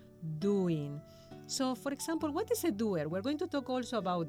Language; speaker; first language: English; non-native, fluent; Spanish